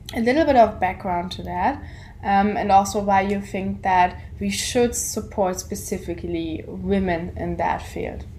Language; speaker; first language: English; non-native, fluent; German